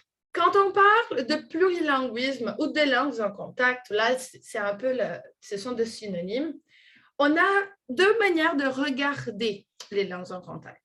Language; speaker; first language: French; non-native, fluent; Portuguese